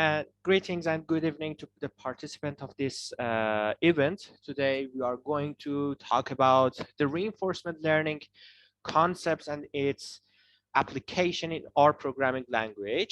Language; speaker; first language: English; non-native, fluent; Persian